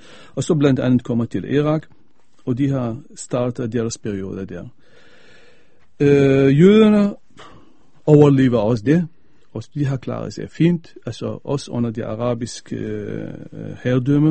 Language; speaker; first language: Danish; non-native, fluent; Arabic